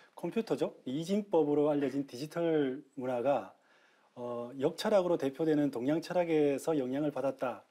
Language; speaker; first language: Korean; native; Korean